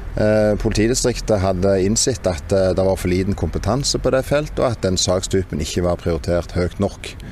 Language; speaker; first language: Norwegian; native; Norwegian